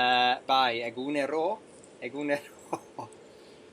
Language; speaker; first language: Basque; non-native, learner; English